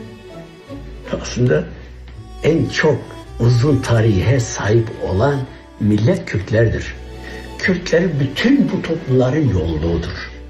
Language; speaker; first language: Turkish; non-native, local second language; Kurdish